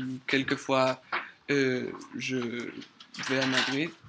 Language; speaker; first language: French; non-native, learner; Spanish